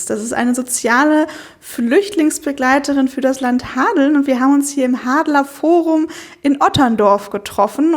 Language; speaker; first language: German; native; German